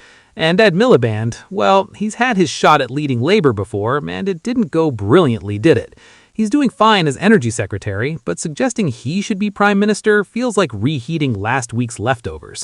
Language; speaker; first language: English; native; English